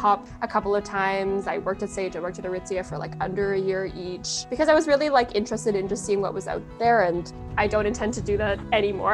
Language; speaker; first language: English; native; English